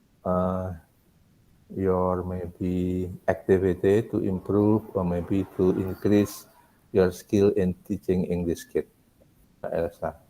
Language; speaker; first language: English; non-native, learner; Indonesian